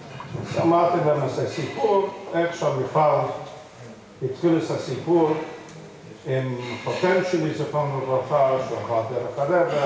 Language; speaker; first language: Hebrew; non-native, fluent; English